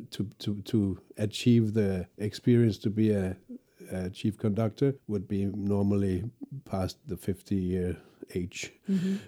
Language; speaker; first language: English; non-native, fluent; Danish